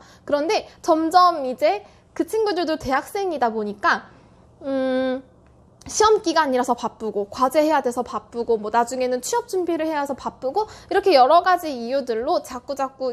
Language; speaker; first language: Korean; native; Korean